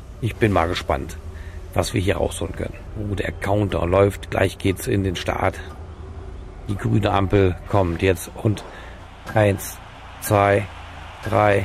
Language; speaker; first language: German; native; German